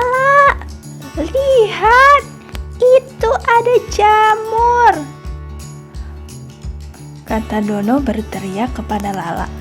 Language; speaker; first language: Indonesian; native; Indonesian